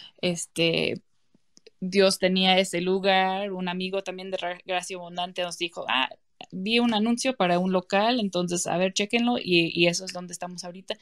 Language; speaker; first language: Spanish; non-native, fluent; English